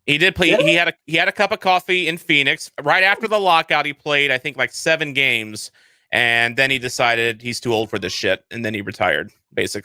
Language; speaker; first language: English; native; English